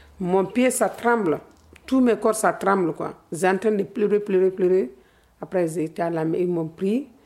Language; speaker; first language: French; non-native, local second language; Fula